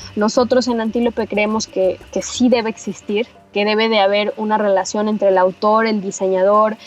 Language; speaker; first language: Spanish; native; Spanish